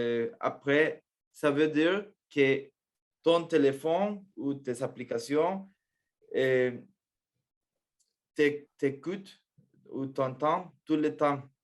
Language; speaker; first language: French; non-native, fluent; Spanish